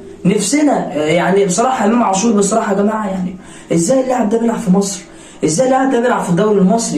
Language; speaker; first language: Arabic; native; Arabic